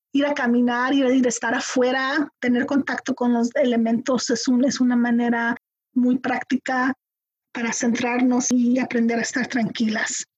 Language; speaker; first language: Spanish; early bilingual, heritage; Spanish